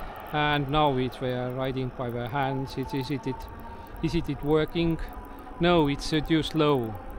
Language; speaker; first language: English; non-native, learner; Estonian